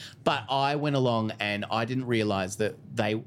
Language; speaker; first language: English; native; English